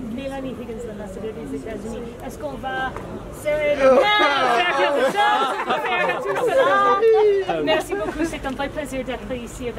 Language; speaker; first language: French; non-native, fluent; English